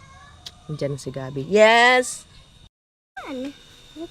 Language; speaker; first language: English; non-native, learner; Filipino